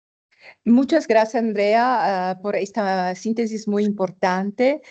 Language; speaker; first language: Spanish; non-native, fluent; Italian